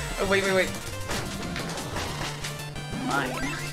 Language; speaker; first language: English; native; English